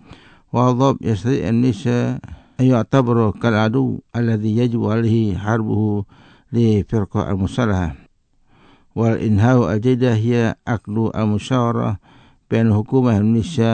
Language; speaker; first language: Arabic; non-native, fluent; Indonesian